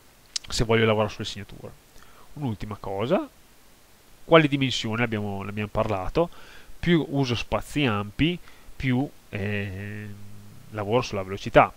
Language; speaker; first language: Italian; native; Italian